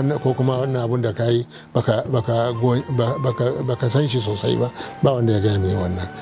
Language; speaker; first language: Hausa; non-native, local second language; Arabic